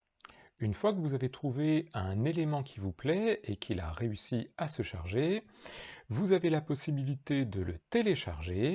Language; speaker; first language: French; native; French